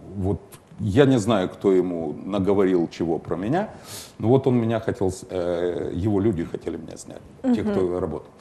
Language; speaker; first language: Russian; non-native, local second language; Ukrainian